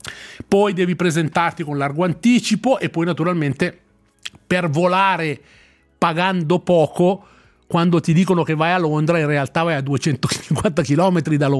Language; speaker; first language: Italian; native; Italian